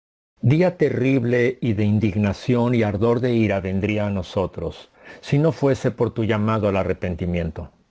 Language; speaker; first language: Spanish; native; Spanish